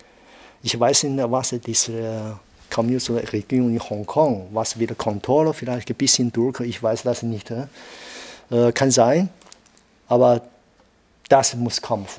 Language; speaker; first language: German; non-native, learner; Chinese